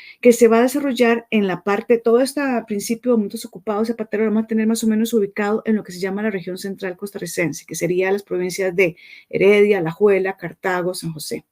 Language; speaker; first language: Spanish; native; Spanish